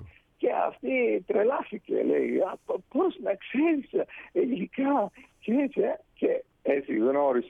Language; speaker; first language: Greek; non-native, fluent; Italian